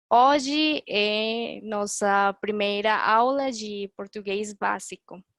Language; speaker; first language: Portuguese; non-native, fluent; Spanish